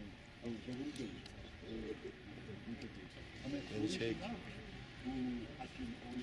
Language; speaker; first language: Turkish; non-native, learner; Georgian